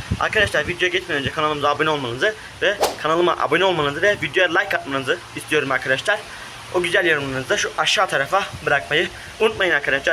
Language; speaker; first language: Turkish; native; Turkish